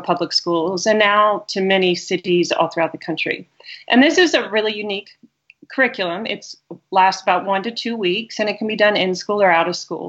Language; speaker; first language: English; native; English